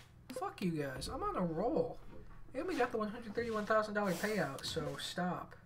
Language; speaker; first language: English; native; English